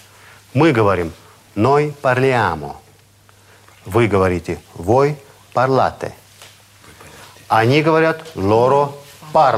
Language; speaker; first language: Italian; non-native, fluent; Russian